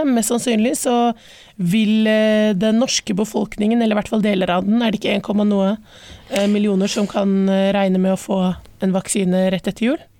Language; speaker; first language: Norwegian; early bilingual, other home language; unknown